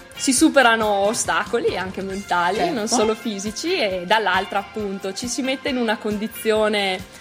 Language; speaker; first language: Italian; native; Italian